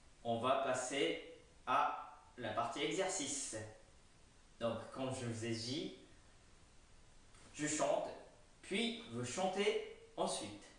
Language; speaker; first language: French; non-native, fluent; Japanese